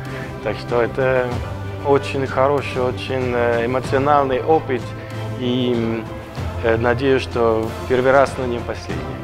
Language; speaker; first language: Russian; non-native, learner; French